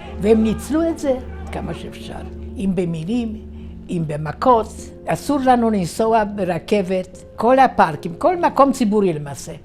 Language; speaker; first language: Hebrew; non-native, fluent; Yiddish